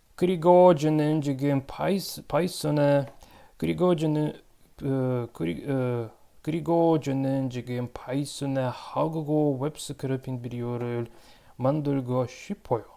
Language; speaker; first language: Korean; non-native, learner; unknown